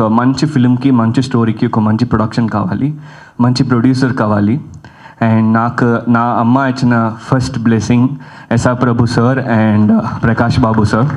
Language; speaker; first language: Telugu; early bilingual, heritage; Telugu